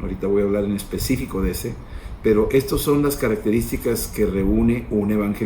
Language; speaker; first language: Spanish; native; Spanish